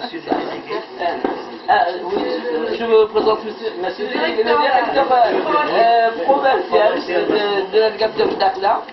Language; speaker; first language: French; non-native, local second language; Arabic